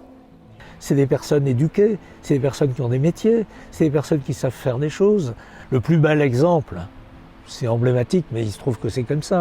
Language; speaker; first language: French; native; French